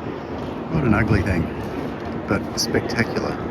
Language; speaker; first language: English; native; English